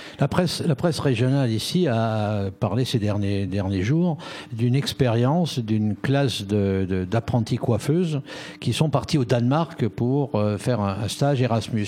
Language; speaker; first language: French; native; French